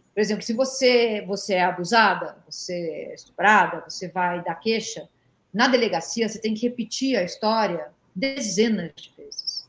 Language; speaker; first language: Portuguese; native; Portuguese